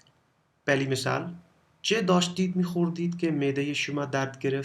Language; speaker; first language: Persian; non-native, fluent; Urdu